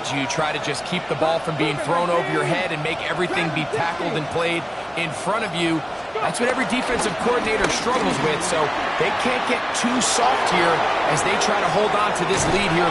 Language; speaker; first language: English; native; English